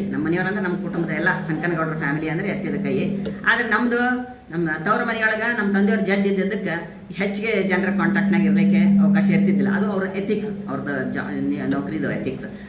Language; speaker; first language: Kannada; native; Kannada